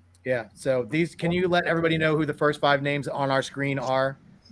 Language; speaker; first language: English; native; English